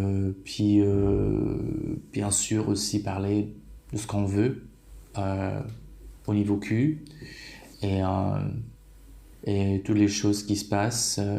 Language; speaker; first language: French; non-native, fluent; Polish